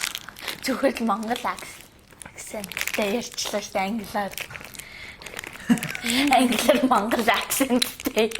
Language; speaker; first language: Mongolian; early bilingual, heritage; Mongolian